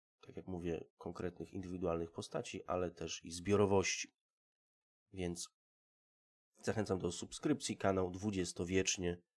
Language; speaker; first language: Polish; native; Polish